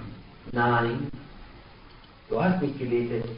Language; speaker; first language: German; non-native, fluent; Arabic